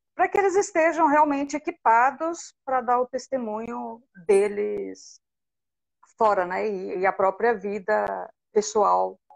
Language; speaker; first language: Portuguese; native; Portuguese